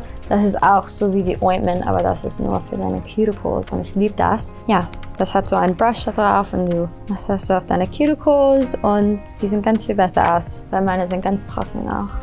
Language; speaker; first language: German; early bilingual, heritage; English